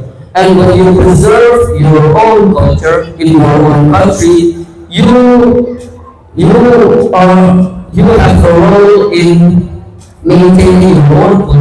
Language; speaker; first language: English; non-native, fluent; Indonesian